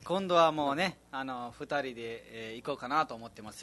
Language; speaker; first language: Japanese; non-native, fluent; Nepali